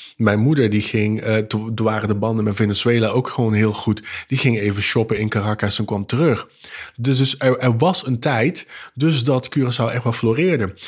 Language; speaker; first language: Dutch; non-native, local second language; Papiamento